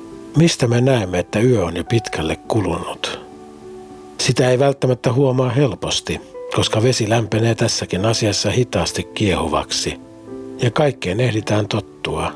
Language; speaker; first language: Finnish; native; Finnish